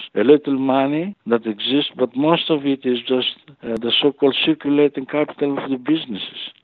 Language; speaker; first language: English; non-native, fluent; Greek